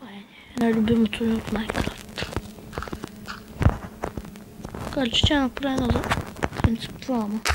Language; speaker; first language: Bulgarian; native; Bulgarian